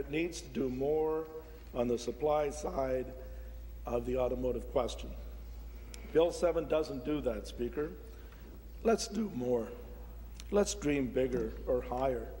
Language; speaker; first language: English; native; English